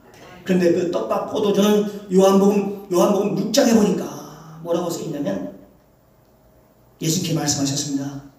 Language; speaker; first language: Korean; native; Korean